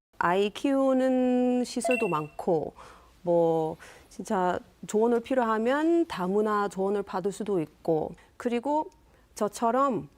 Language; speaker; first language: Korean; non-native, fluent; English